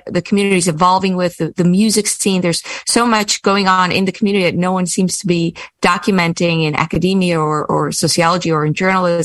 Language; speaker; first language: English; native; English